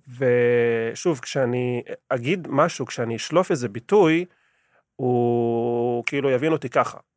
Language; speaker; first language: Hebrew; non-native, local second language; Arabic